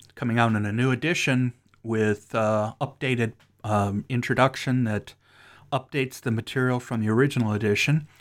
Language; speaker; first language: English; native; English